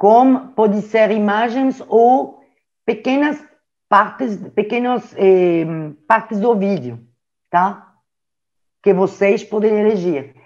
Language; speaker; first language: Portuguese; non-native, learner; French